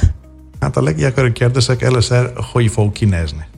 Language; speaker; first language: Hungarian; non-native, fluent; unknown